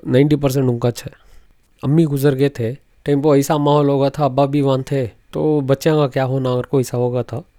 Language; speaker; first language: Hindi; non-native, local second language; Urdu